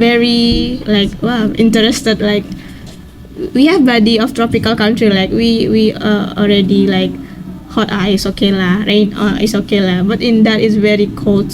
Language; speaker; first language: English; non-native, learner; Indonesian